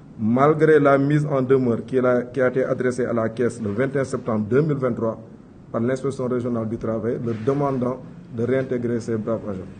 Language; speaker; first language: French; non-native, local second language; Wolof